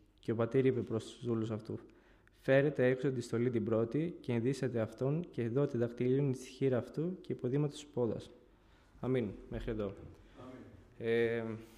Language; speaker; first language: Greek; early bilingual, other home language; Bulgarian